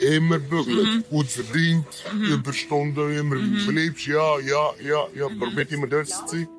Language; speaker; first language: German; non-native, learner; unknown